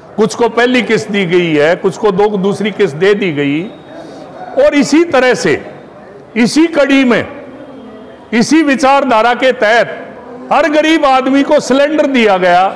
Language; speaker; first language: Hindi; native; Hindi